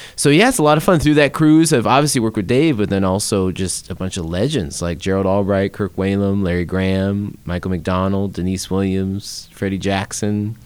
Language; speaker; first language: English; native; English